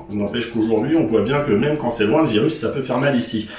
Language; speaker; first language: French; native; French